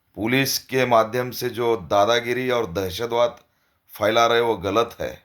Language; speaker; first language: Hindi; non-native, local second language; Marathi